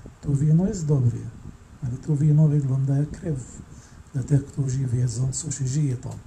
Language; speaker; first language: Polish; non-native, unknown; Arabic